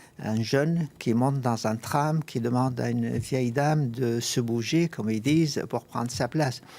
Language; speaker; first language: French; non-native, fluent; Arabic